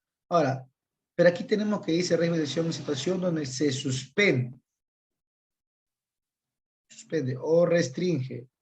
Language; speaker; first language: Spanish; native; Spanish